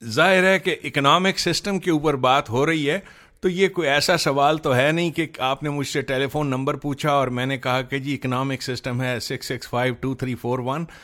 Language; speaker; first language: Urdu; native; Urdu